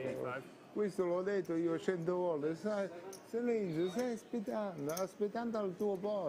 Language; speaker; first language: Italian; non-native, learner; Russian